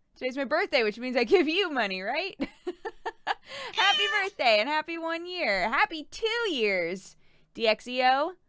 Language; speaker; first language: English; native; English